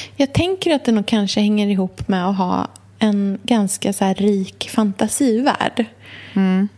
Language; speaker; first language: Swedish; native; Swedish